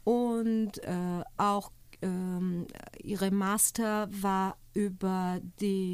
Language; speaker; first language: German; non-native, fluent; Portuguese